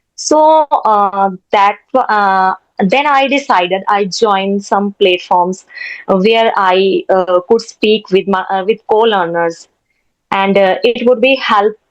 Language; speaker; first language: English; non-native, learner; Hindi